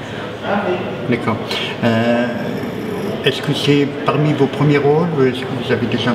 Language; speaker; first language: French; native; French